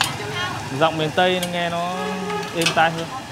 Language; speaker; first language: Vietnamese; native; Vietnamese